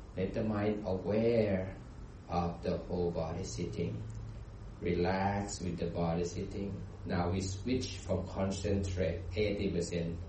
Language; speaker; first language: English; non-native, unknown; Thai